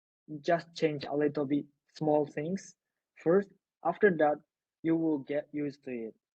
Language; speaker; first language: English; non-native, learner; Japanese